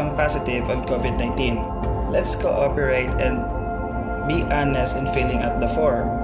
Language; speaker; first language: English; non-native, local second language; Cebuano